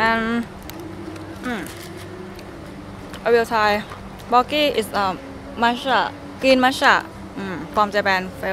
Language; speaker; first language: English; non-native, learner; Thai